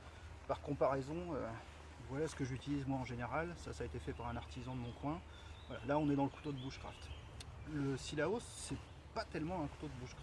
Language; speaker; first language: French; native; French